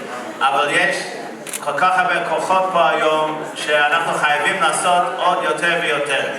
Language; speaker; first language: Hebrew; non-native, fluent; English